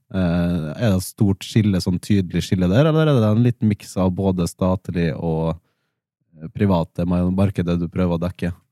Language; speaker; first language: Norwegian; native; Norwegian